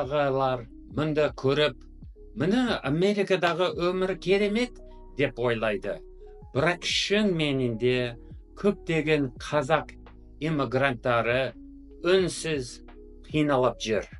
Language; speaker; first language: Kazakh; non-native, fluent; English